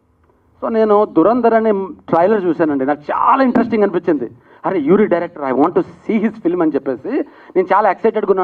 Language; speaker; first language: Telugu; native; Telugu